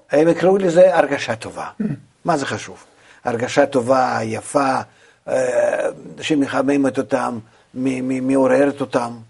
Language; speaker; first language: Hebrew; non-native, fluent; Russian